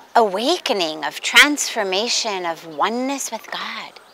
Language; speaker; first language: English; native; English